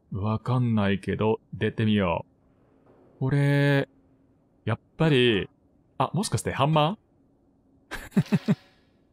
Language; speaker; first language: Japanese; non-native, fluent; English